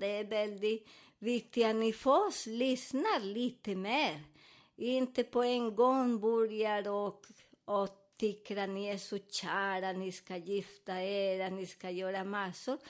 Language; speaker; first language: Swedish; non-native, learner; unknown